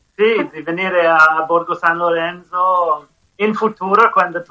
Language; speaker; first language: Italian; non-native, learner; English